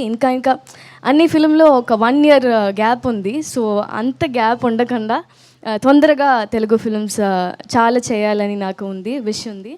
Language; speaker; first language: Telugu; non-native, learner; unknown